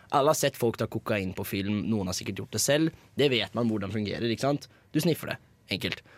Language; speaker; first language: Norwegian; native; Norwegian